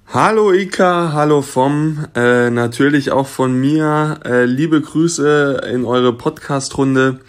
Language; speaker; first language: German; native; German